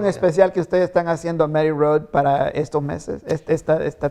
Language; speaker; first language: Spanish; native; Spanish